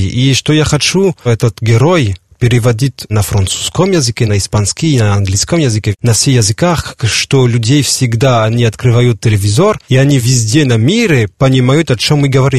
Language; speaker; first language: Russian; non-native, learner; French